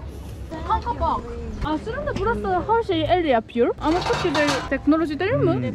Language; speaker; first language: Turkish; non-native, learner; Spanish